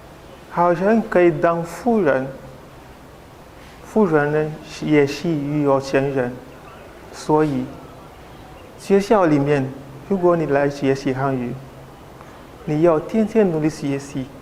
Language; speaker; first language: Chinese; non-native, learner; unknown